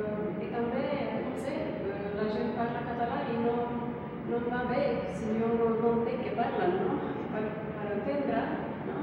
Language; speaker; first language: Catalan; non-native, learner; Romanian